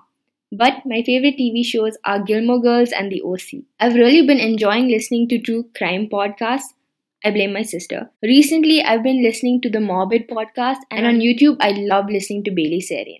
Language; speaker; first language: English; non-native, local second language; Tamil